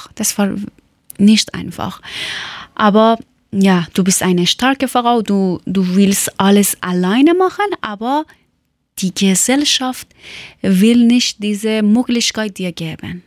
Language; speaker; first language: German; non-native, learner; Persian